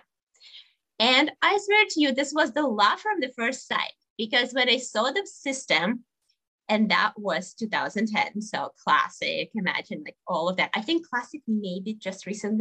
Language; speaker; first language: English; non-native, fluent; Russian